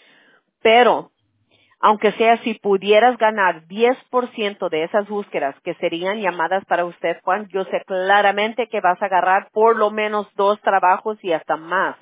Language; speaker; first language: Spanish; early bilingual, heritage; Spanish